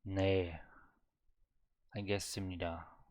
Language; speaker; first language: Korean; non-native, learner; German